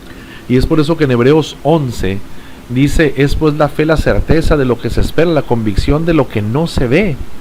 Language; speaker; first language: Spanish; native; Spanish